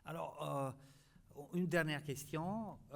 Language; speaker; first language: French; non-native, fluent; Italian